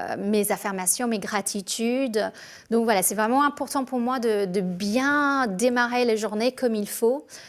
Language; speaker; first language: French; non-native, fluent; English